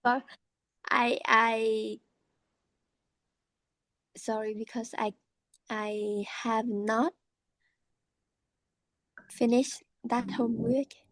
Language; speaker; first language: English; non-native, learner; Vietnamese